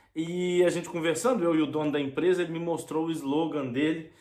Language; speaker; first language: Portuguese; native; Portuguese